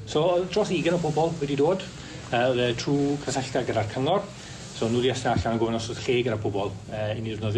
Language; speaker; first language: Welsh; native; Welsh